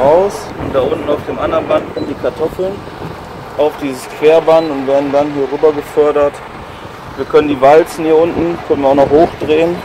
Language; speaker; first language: German; native; German